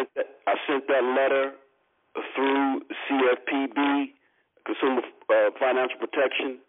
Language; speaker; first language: English; native; English